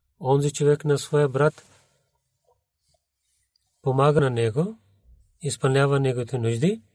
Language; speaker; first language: Bulgarian; non-native, learner; Urdu